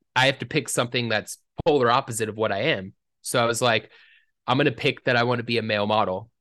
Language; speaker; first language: English; native; English